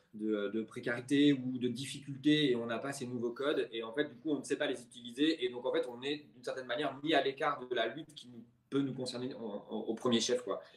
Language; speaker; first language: French; native; French